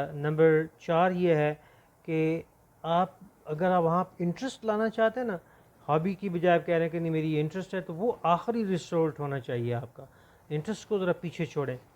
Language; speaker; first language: Urdu; non-native, local second language; Punjabi